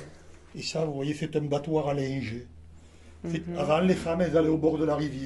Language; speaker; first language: French; native; French